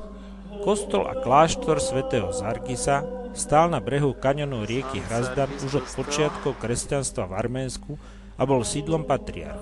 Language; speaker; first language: Slovak; native; Slovak